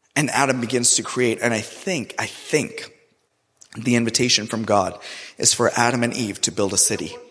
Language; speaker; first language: English; non-native, local second language; Urdu